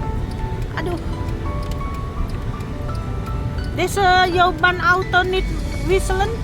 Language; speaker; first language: Dutch; non-native, learner; Indonesian